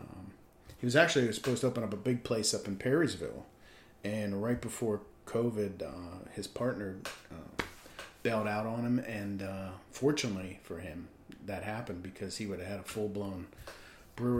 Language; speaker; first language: English; native; English